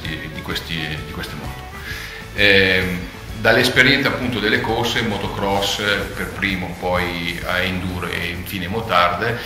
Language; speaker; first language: Italian; native; Italian